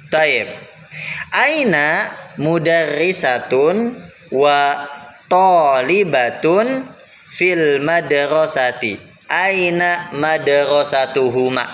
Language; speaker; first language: Arabic; non-native, fluent; Indonesian